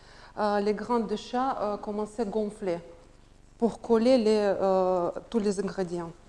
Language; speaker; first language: French; non-native, learner; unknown